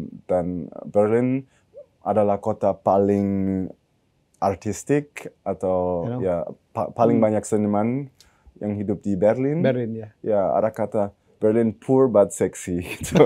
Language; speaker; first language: Indonesian; early bilingual, heritage; German